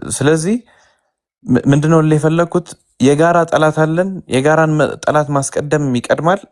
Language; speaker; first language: Amharic; non-native, local second language; Tigrinya